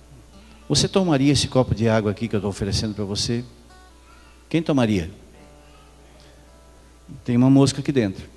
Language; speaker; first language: Portuguese; native; Portuguese